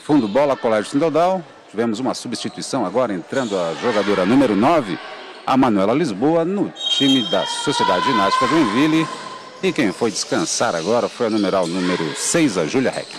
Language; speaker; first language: Portuguese; native; Portuguese